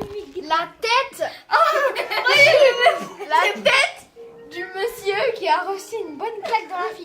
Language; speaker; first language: French; native; French